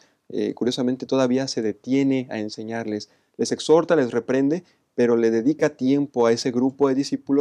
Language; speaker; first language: Spanish; native; Spanish